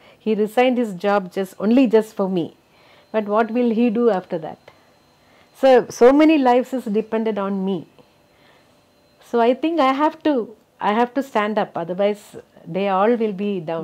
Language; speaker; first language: English; non-native, local second language; Malayalam